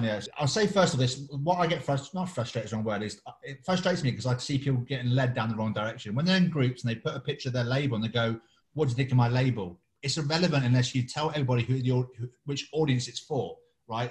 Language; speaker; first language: English; native; English